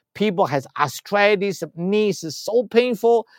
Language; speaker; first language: English; non-native, learner; Chinese